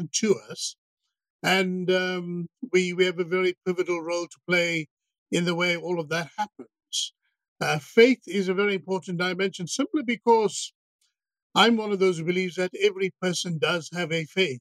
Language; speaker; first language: English; native; English